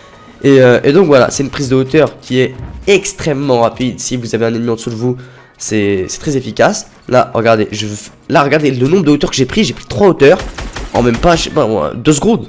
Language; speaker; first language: French; native; French